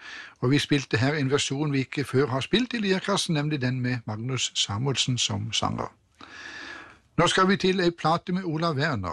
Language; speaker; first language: Norwegian; native; Norwegian